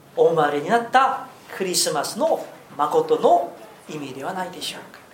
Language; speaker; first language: Japanese; non-native, fluent; Korean